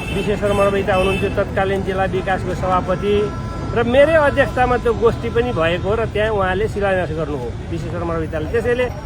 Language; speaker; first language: Nepali; non-native, local second language; Maithili